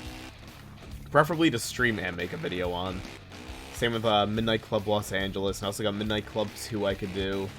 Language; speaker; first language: English; native; English